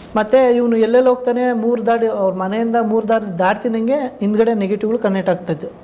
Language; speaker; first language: Kannada; native; Kannada